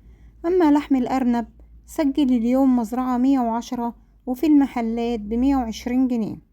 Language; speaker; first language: Arabic; native; Arabic